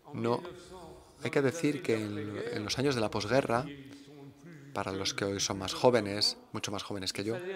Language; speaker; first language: Spanish; non-native, fluent; German